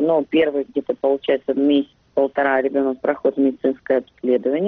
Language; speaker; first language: Russian; native; Russian